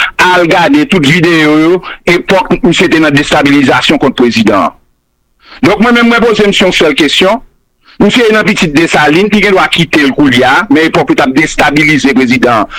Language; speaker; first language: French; non-native, local second language; Haitian Creole